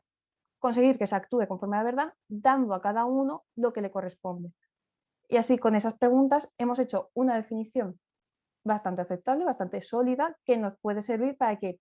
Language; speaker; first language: Spanish; native; Spanish